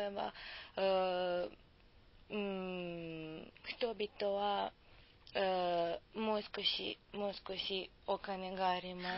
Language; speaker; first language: Japanese; non-native, learner; Serbian